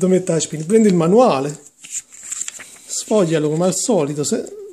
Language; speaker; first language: Italian; native; Italian